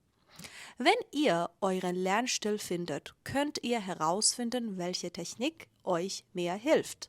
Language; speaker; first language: German; non-native, fluent; Persian